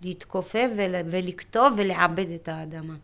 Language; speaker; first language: Hebrew; early bilingual, other home language; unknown